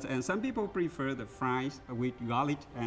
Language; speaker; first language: English; non-native, learner; Vietnamese